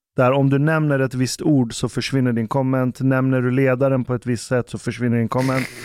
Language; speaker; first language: Swedish; early bilingual, other home language; Persian